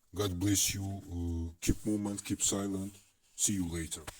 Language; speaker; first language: English; non-native, learner; Azerbaijani